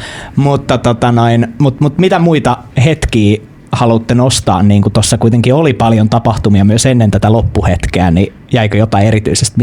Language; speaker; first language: Finnish; native; Finnish